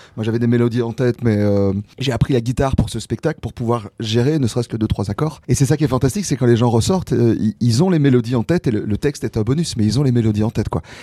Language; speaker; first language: French; native; French